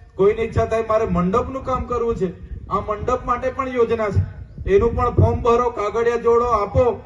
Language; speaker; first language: Gujarati; non-native, local second language; Vasavi